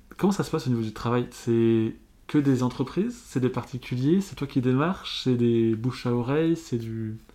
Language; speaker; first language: French; native; French